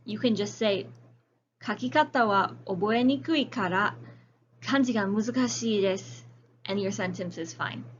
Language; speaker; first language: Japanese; non-native, fluent; English